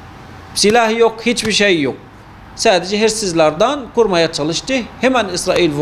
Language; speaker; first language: Turkish; non-native, fluent; Arabic